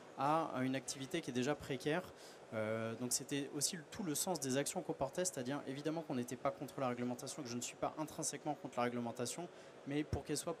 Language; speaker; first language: French; native; French